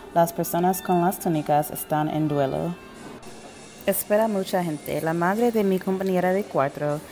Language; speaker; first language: Spanish; non-native, learner; English